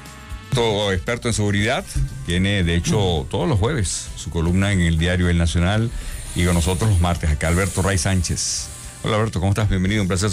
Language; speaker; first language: Spanish; native; Spanish